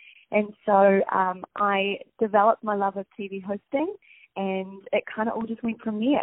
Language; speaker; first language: English; native; English